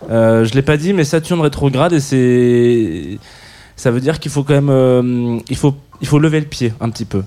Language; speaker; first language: French; native; French